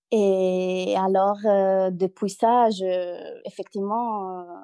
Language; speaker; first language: French; non-native, learner; Italian